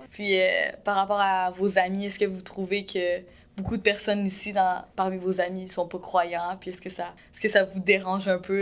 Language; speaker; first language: French; native; French